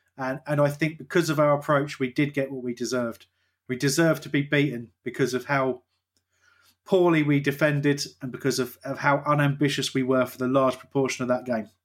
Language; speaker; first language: English; native; English